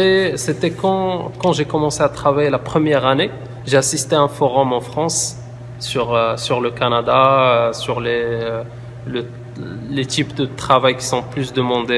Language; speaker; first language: French; non-native, local second language; Arabic